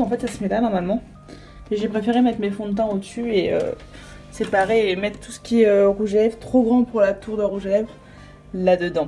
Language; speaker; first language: French; native; French